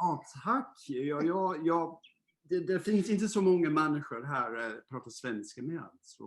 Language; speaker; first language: Swedish; non-native, learner; English